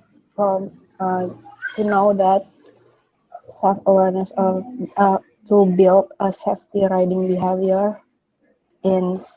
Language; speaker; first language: English; non-native, learner; Indonesian